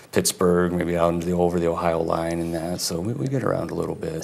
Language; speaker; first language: English; native; English